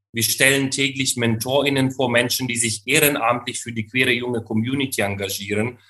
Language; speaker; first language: German; non-native, fluent; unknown